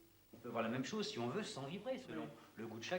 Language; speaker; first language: French; native; French